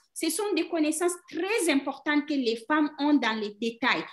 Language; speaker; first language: French; non-native, local second language; Fula